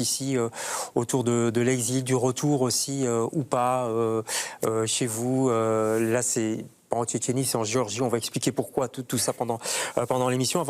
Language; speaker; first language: French; native; French